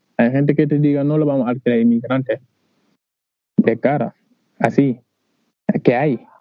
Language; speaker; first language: Spanish; non-native, learner; Wolof